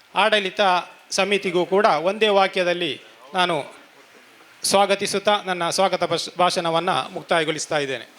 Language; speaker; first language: Kannada; non-native, local second language; Badaga